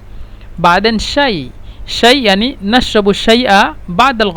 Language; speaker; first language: Arabic; non-native, fluent; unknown